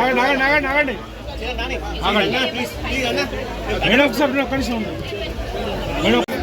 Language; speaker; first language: Telugu; native; Telugu